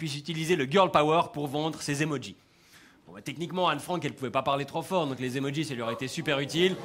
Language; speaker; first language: French; native; French